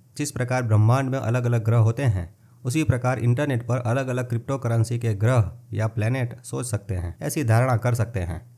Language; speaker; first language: Hindi; non-native, local second language; Gujarati